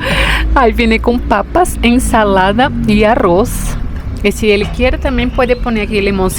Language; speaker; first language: Spanish; non-native, fluent; Portuguese